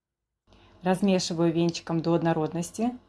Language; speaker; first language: Russian; native; Russian